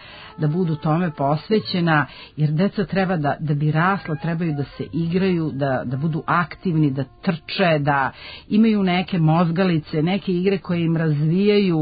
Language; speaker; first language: Serbian; native; Serbian